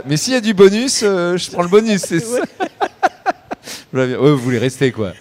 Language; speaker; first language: French; native; French